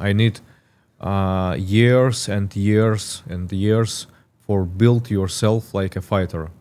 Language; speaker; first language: English; non-native, learner; Russian